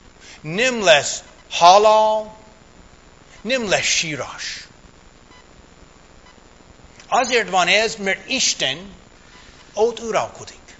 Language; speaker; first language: Hungarian; early bilingual, heritage; English